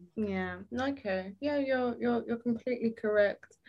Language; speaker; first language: English; native; English